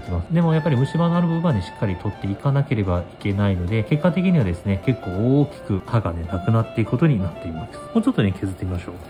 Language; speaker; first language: Japanese; native; Japanese